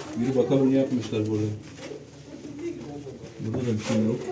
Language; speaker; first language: Turkish; non-native, learner; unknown